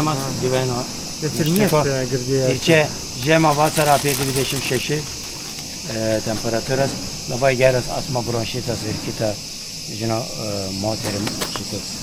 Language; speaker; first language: Lithuanian; non-native, learner; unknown